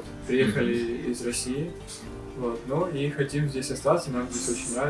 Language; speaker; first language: Russian; native; Russian